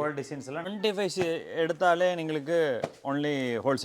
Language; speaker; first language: Malayalam; non-native, local second language; Tamil